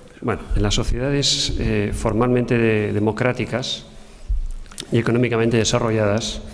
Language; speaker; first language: Spanish; native; Spanish